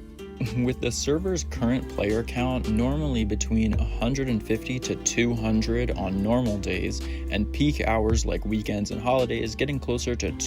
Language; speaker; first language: English; native; English